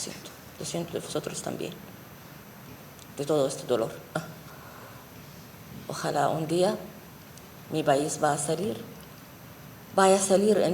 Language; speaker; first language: Spanish; non-native, fluent; Arabic